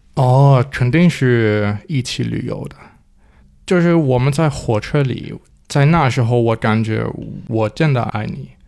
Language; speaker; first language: Chinese; non-native, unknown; Danish